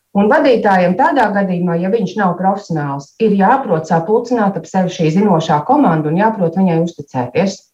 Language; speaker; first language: Latvian; native; Latvian